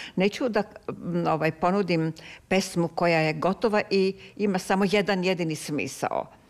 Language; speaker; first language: Serbian; non-native, local second language; Hungarian